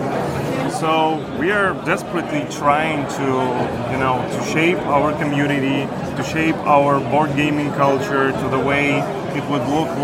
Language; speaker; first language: English; non-native, fluent; Ukrainian